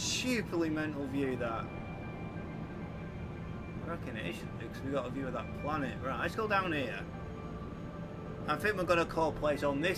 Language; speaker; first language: English; native; English